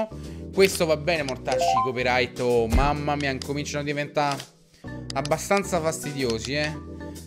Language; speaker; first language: Italian; native; Italian